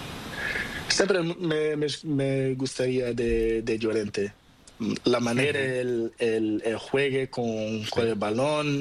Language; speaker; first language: Spanish; non-native, learner; Portuguese